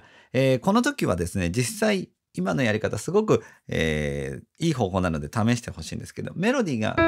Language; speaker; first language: Japanese; native; Japanese